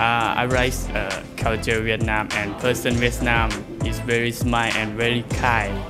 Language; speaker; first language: English; non-native, learner; Lao